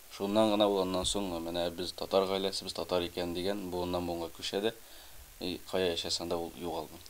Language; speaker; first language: Tatar; early bilingual, heritage; Tatar